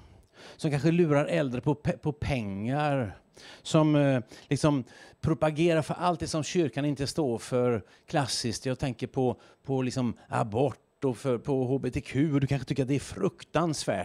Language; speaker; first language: Swedish; native; Swedish